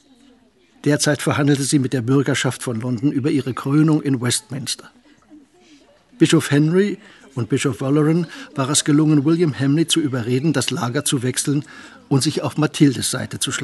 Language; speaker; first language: German; native; German